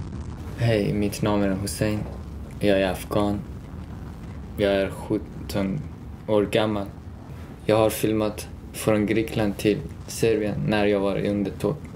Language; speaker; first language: Swedish; non-native, learner; Persian